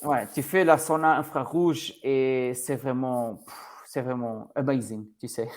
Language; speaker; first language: French; non-native, learner; Portuguese